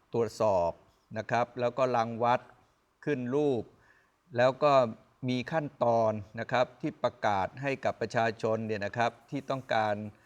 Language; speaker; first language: Thai; native; Thai